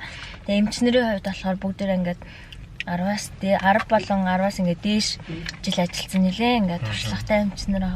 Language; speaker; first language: Mongolian; native; Mongolian